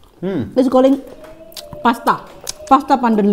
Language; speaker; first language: English; non-native, learner; Indonesian